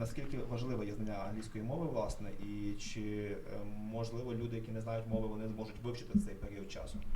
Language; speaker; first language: Ukrainian; native; Ukrainian